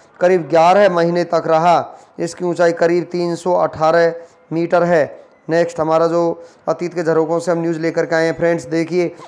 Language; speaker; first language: Hindi; native; Hindi